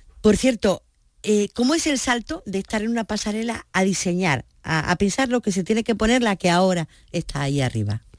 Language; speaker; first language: Spanish; native; Spanish